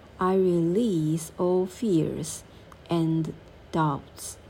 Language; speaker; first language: English; non-native, learner; Chinese